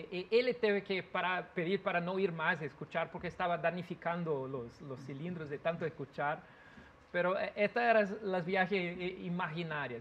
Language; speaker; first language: Spanish; non-native, learner; Portuguese